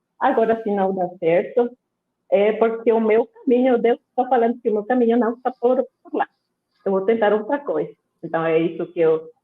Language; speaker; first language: Portuguese; non-native, fluent; Spanish